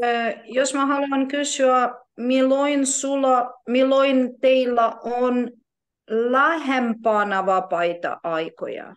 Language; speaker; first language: Finnish; non-native, learner; Ukrainian